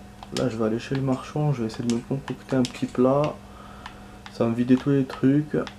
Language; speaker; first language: French; native; French